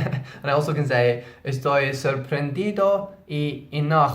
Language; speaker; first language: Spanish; non-native, learner; English